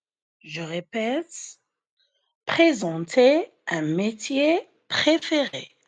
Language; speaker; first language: French; non-native, fluent; Arabic